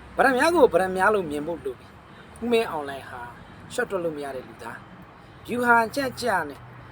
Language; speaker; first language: Burmese; native; Burmese